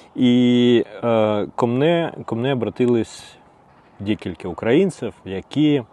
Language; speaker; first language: Ukrainian; non-native, learner; Russian